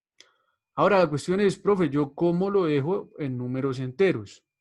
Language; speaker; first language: Spanish; native; Spanish